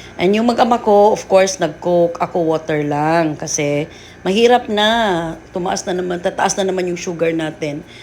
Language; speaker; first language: Filipino; non-native, local second language; Cebuano